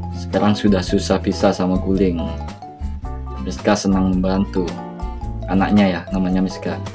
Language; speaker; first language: Indonesian; native; Indonesian